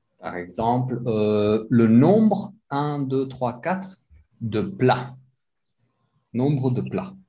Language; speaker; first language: French; non-native, fluent; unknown